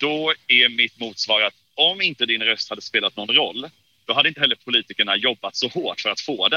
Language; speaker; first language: Swedish; native; Swedish